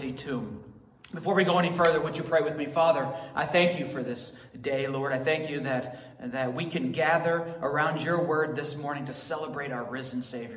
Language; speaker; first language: English; native; English